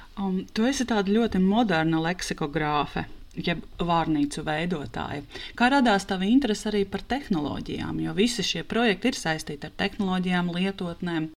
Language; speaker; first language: Latvian; native; Latvian